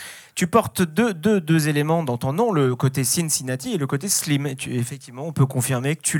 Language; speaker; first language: French; native; French